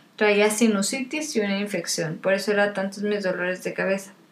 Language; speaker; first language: Spanish; native; Spanish